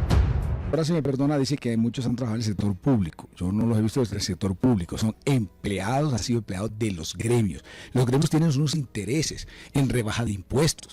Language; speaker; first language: Spanish; native; Spanish